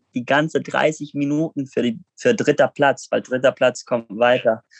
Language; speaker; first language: German; non-native, fluent; English